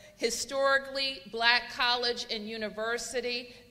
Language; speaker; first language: English; native; English